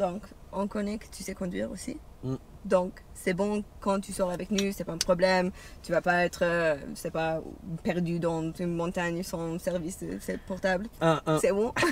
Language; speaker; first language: French; non-native, learner; English